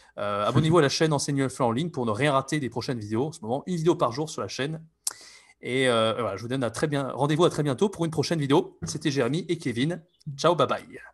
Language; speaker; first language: French; native; French